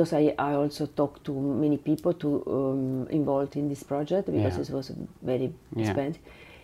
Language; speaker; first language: English; non-native, learner; Italian